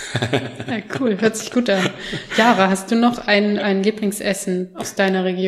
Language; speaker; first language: German; native; German